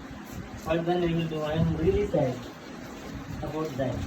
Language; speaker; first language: English; non-native, learner; Malayalam